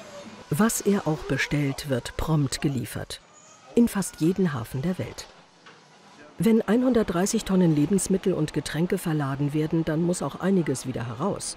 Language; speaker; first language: German; native; German